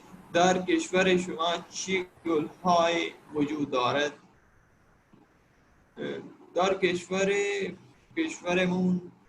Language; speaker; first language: Persian; non-native, learner; Urdu